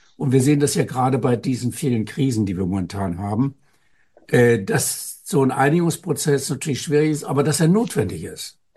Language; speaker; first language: German; native; German